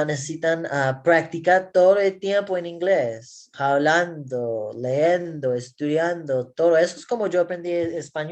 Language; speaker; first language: Spanish; non-native, learner; English